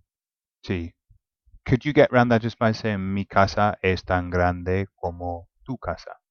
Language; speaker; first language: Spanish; non-native, learner; English